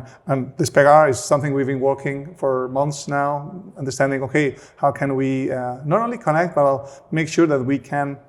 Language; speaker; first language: English; non-native, fluent; Spanish